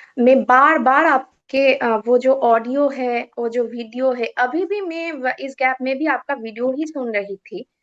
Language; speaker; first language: Hindi; non-native, local second language; Bangla